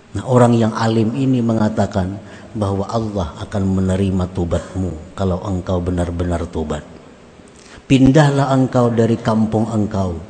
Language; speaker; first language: Indonesian; non-native, local second language; Banjar